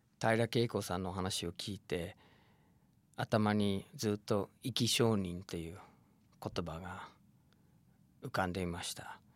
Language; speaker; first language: Japanese; non-native, fluent; English